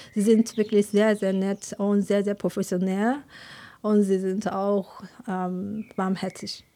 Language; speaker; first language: German; non-native, fluent; Chinese